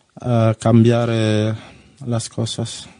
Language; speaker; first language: Spanish; non-native, learner; French